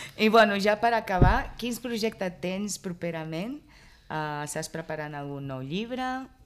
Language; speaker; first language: Catalan; non-native, local second language; Spanish